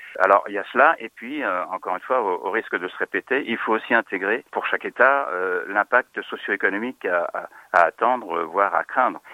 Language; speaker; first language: French; native; French